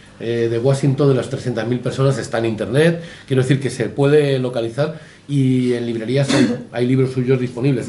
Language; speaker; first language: Spanish; native; Spanish